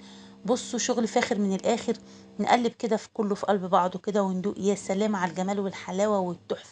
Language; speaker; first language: Arabic; native; Arabic